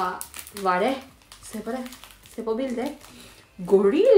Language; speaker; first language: Norwegian; non-native, learner; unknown